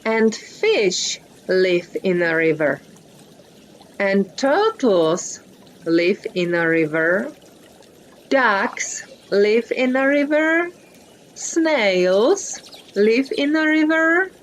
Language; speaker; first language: English; non-native, fluent; Czech